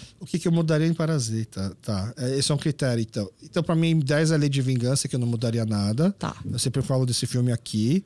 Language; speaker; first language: Portuguese; early bilingual, other home language; Korean